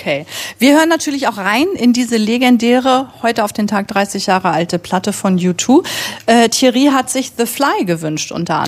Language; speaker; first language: German; native; German